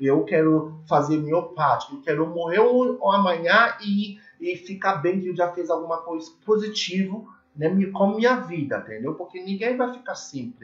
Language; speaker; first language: Portuguese; non-native, learner; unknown